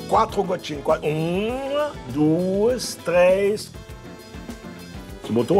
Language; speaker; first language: Portuguese; non-native, fluent; French